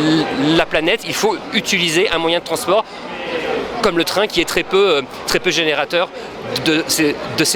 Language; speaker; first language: French; native; French